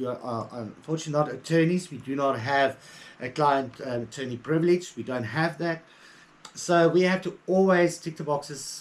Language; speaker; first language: English; native; English